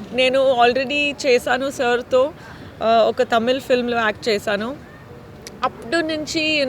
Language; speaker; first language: Telugu; non-native, fluent; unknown